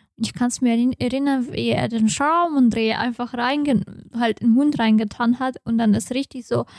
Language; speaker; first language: German; non-native, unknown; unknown